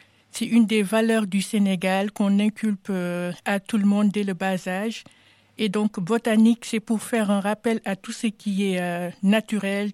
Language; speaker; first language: French; non-native, local second language; Wolof